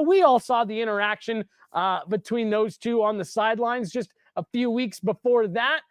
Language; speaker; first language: English; native; English